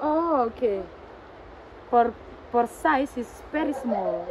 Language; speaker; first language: English; non-native, learner; Indonesian